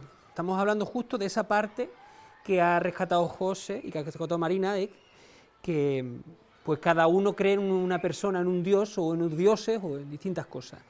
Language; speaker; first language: Spanish; native; Spanish